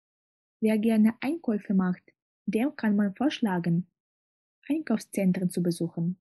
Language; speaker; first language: German; non-native, fluent; Russian